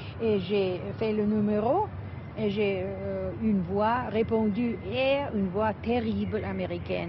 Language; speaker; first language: French; non-native, fluent; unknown